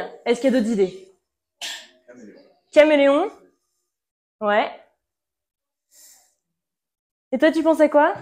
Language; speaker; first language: French; native; French